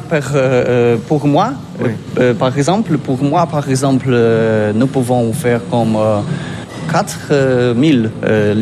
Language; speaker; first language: French; non-native, learner; Polish